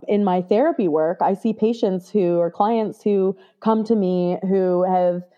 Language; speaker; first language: English; native; English